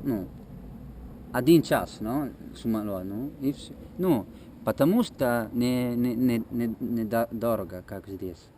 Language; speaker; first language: Russian; non-native, learner; Italian